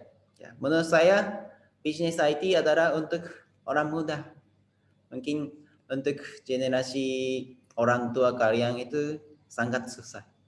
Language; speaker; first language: Indonesian; non-native, fluent; Japanese